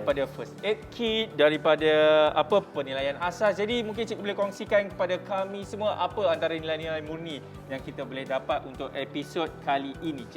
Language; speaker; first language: Malay; native; Malay